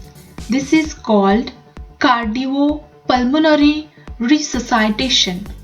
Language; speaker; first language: English; non-native, local second language; Marathi